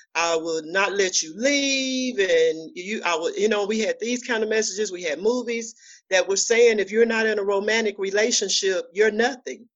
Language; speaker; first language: English; native; English